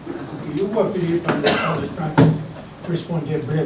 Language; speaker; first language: Portuguese; non-native, fluent; Spanish